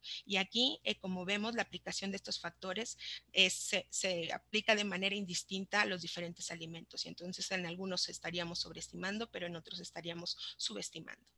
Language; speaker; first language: Spanish; native; Spanish